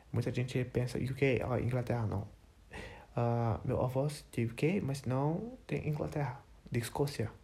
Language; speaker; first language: Portuguese; non-native, learner; English